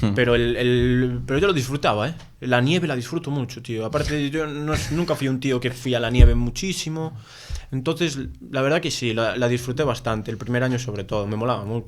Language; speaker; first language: Spanish; native; Spanish